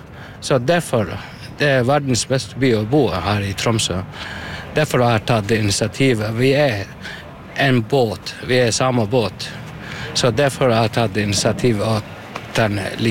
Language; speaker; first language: Norwegian; non-native, learner; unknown